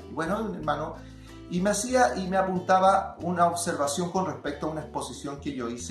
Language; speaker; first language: Spanish; native; Spanish